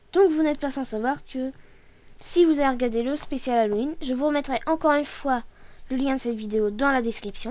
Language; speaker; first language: French; native; French